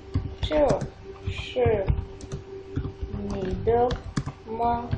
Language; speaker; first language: Chinese; non-native, fluent; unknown